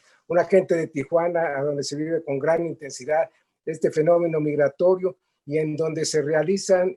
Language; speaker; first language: Spanish; native; Spanish